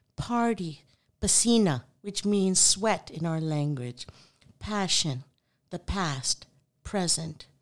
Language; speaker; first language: English; non-native, local second language; Urdu